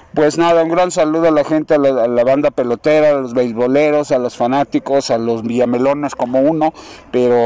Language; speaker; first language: Spanish; native; Spanish